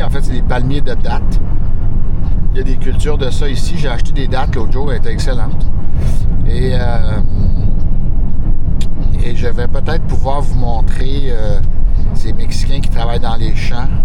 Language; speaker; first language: French; native; French